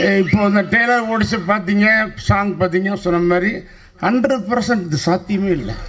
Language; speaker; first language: Tamil; native; Tamil